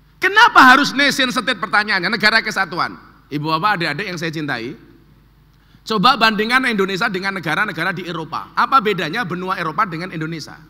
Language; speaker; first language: Indonesian; native; Indonesian